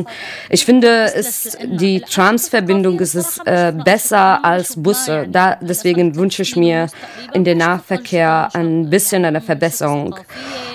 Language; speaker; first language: German; non-native, learner; Arabic